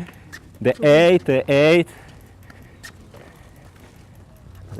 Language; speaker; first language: English; non-native, learner; Spanish